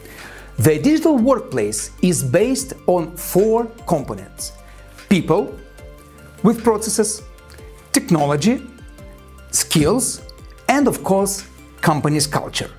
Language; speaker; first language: English; non-native, fluent; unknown